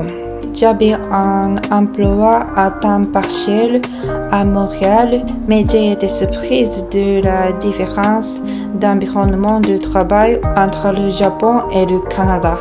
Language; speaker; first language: French; non-native, learner; Japanese